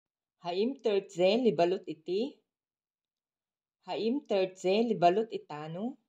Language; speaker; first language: Hebrew; non-native, fluent; Filipino